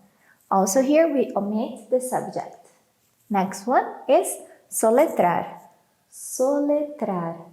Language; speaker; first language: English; non-native, fluent; Portuguese